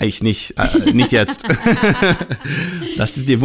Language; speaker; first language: German; non-native, fluent; Hebrew